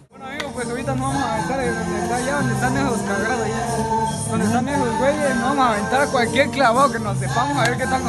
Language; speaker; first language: Spanish; native; Spanish